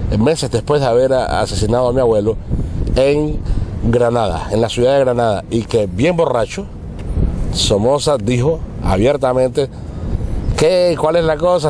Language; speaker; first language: Spanish; native; Spanish